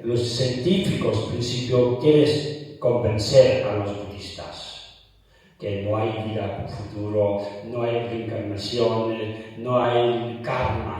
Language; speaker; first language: Spanish; non-native, fluent; Tibetan